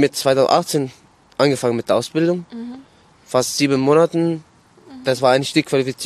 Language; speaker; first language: German; non-native, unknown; Arabic